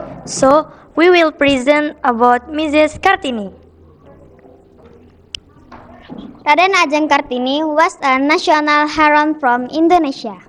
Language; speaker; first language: English; non-native, learner; Indonesian